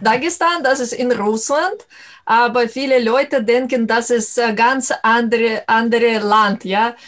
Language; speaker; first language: German; non-native, learner; Russian